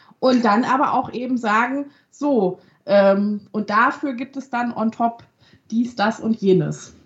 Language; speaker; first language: German; early bilingual, other home language; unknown